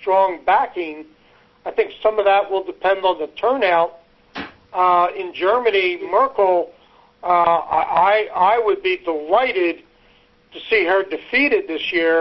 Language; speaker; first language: English; native; English